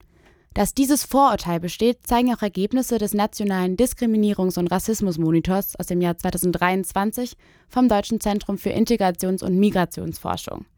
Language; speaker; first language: German; native; German